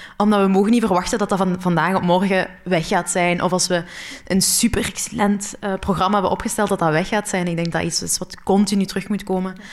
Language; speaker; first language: Dutch; early bilingual, other home language; Arabic